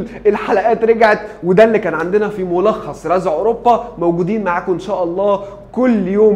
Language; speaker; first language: Arabic; native; Arabic